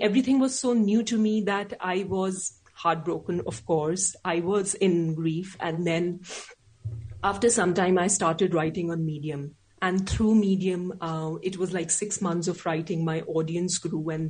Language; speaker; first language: English; non-native, local second language; Hindi